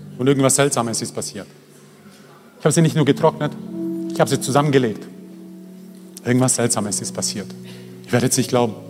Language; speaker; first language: German; early bilingual, other home language; Croatian